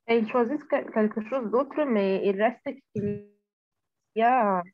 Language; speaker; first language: French; non-native, learner; Arabic